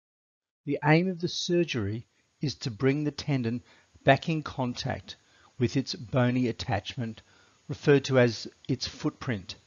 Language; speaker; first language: English; native; English